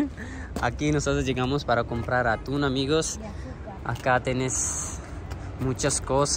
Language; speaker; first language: Spanish; non-native, learner; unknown